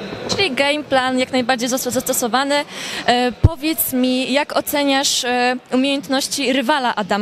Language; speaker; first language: Polish; native; Polish